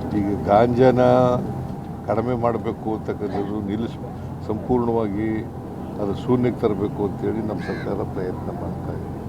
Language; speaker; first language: Kannada; native; Kannada